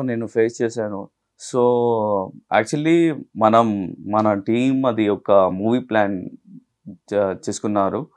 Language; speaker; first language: Telugu; non-native, local second language; Hindi